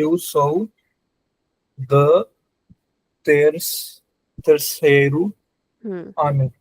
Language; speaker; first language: Portuguese; non-native, learner; Hindi